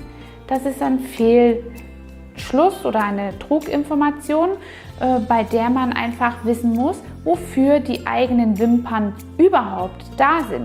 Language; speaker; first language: German; native; German